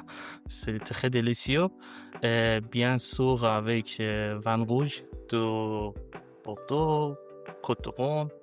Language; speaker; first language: French; non-native, learner; Persian